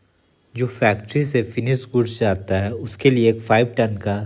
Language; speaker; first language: Hindi; native; Hindi